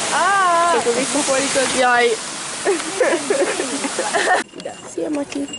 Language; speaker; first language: Hungarian; early bilingual, heritage; Hungarian